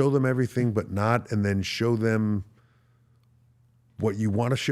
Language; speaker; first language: English; native; English